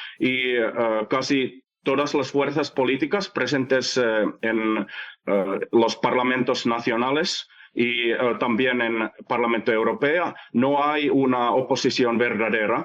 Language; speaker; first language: Spanish; non-native, fluent; Finnish